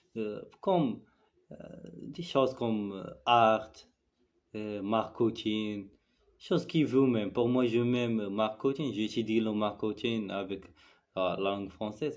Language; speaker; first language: French; non-native, learner; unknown